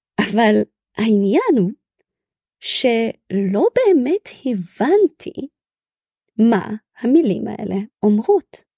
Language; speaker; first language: Hebrew; early bilingual, other home language; Russian